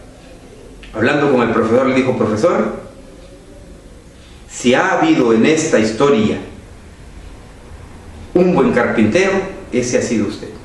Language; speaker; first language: Spanish; native; Spanish